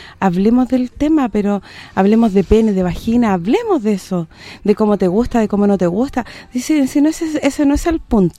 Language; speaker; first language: Spanish; native; Spanish